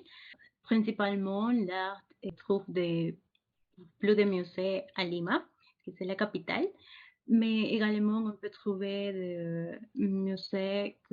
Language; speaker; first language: French; non-native, fluent; Spanish